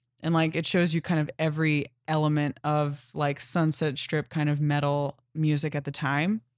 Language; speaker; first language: English; native; English